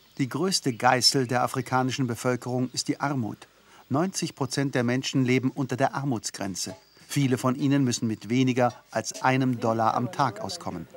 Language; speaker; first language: German; native; German